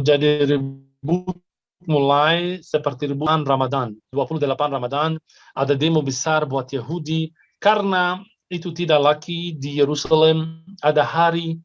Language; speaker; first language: Indonesian; non-native, fluent; Arabic